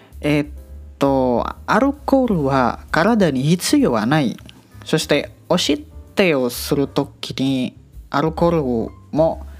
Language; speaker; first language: Japanese; non-native, learner; Indonesian